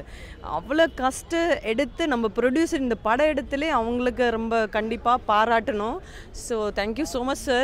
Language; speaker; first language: Tamil; non-native, fluent; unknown